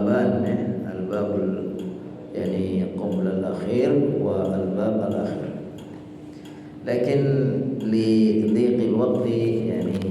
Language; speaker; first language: Arabic; non-native, fluent; Indonesian